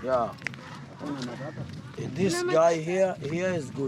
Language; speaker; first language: English; non-native, learner; Swahili